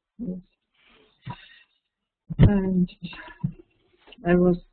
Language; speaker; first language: English; non-native, fluent; Russian